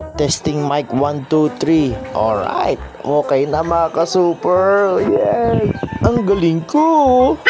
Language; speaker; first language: Filipino; non-native, local second language; Iloko